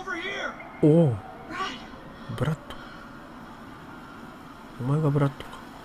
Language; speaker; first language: Japanese; native; Japanese